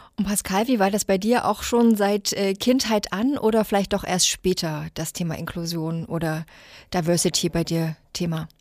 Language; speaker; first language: German; native; German